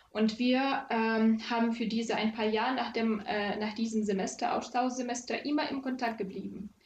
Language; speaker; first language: German; non-native, fluent; Ukrainian